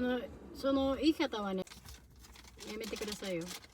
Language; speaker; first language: Japanese; non-native, fluent; Filipino